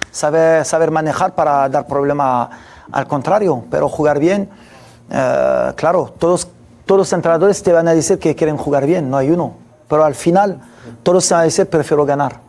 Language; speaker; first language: Spanish; non-native, fluent; French